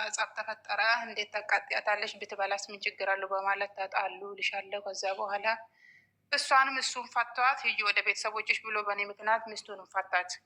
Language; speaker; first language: Amharic; non-native, local second language; Oromo